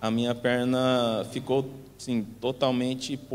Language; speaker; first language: Portuguese; native; Portuguese